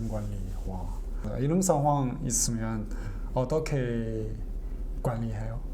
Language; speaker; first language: Korean; non-native, learner; Chinese